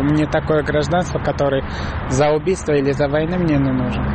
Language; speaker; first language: Russian; non-native, fluent; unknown